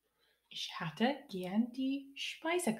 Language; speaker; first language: German; non-native, learner; English